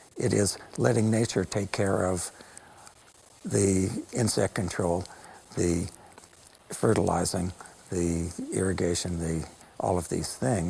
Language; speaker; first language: English; native; English